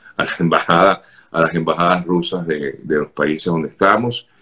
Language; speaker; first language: Spanish; native; Spanish